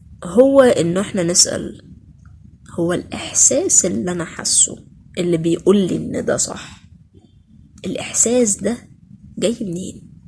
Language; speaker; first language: Arabic; native; Arabic